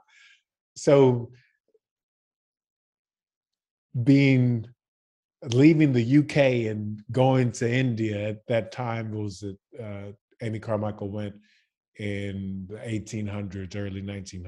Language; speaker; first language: English; native; English